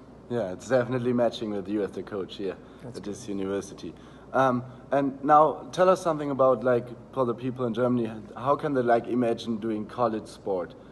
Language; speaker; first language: English; non-native, fluent; German